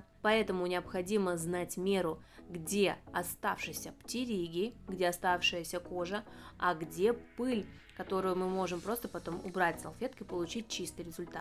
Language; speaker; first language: Russian; native; Russian